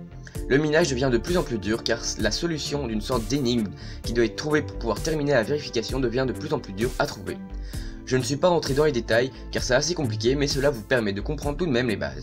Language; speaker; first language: French; native; French